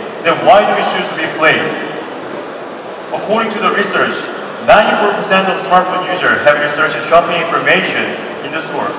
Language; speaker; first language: English; non-native, fluent; Korean